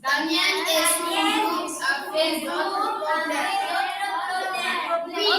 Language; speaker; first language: French; non-native, local second language; Arabic